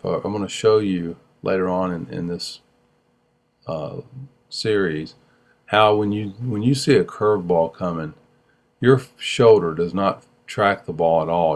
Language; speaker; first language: English; native; English